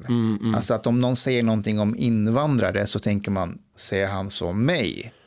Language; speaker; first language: Swedish; early bilingual, other home language; Persian